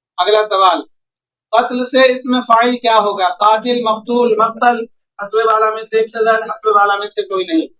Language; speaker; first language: Hindi; native; Hindi